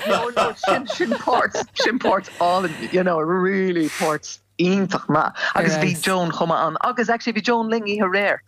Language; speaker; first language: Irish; non-native, local second language; English